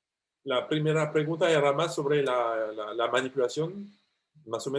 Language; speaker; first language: Spanish; non-native, fluent; French